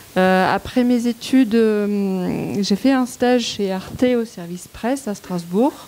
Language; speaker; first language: French; non-native, fluent; German